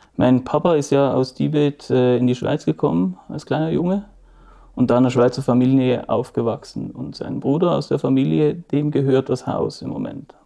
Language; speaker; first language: German; native; German